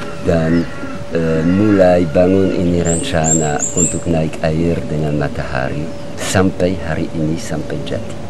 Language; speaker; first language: Indonesian; non-native, learner; French